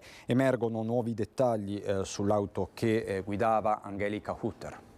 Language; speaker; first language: Italian; native; Italian